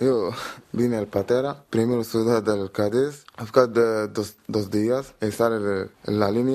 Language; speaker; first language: Spanish; non-native, learner; Arabic